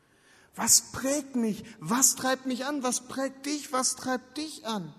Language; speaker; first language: German; native; German